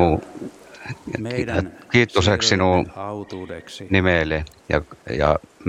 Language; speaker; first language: Finnish; non-native, learner; Estonian